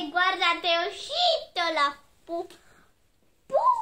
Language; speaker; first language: Italian; early bilingual, other home language; Filipino